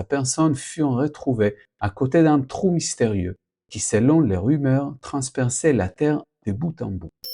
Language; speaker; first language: French; non-native, fluent; Spanish